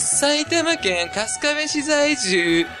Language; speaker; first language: Japanese; native; Japanese